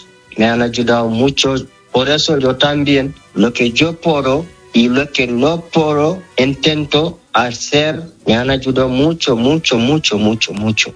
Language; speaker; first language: Spanish; non-native, learner; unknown